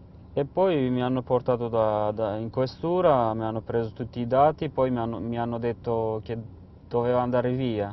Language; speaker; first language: Italian; non-native, fluent; Kurdish